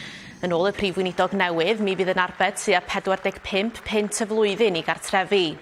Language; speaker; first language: Welsh; native; Welsh